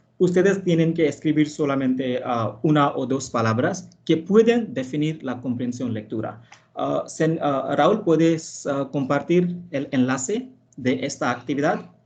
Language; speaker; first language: Spanish; non-native, fluent; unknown